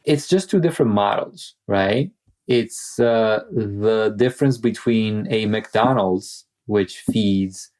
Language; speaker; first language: English; non-native, fluent; Italian